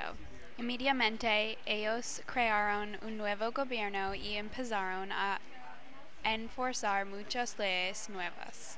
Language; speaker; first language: Spanish; non-native, learner; English